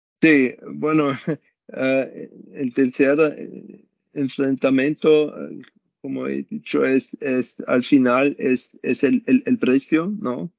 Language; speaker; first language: Spanish; non-native, learner; German